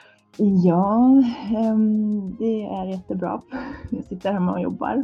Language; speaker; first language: Swedish; non-native, fluent; Hungarian